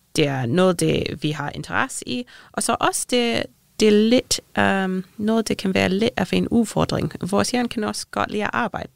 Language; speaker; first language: Danish; non-native, fluent; English